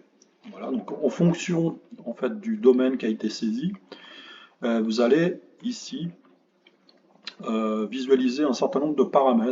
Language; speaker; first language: French; native; French